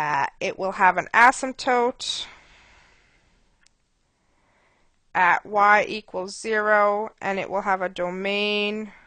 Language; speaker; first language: English; native; English